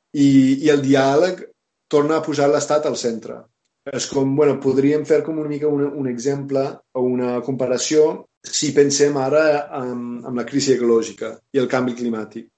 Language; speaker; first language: Catalan; non-native, fluent; English